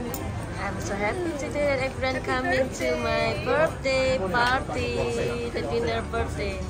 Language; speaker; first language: English; non-native, learner; Indonesian